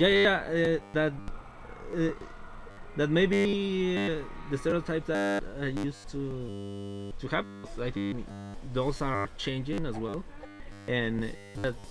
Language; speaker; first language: English; non-native, learner; Spanish